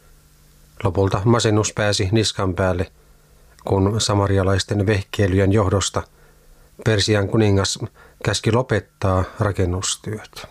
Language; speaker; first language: Finnish; native; Finnish